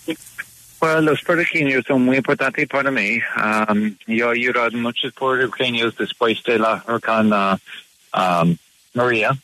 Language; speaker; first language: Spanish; non-native, learner; English